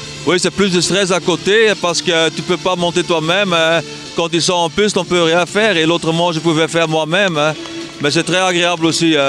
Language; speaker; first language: French; non-native, local second language; Dutch